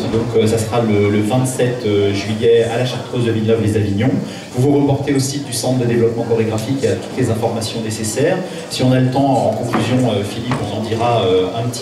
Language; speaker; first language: French; native; French